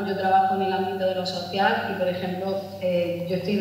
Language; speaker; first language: Spanish; native; Spanish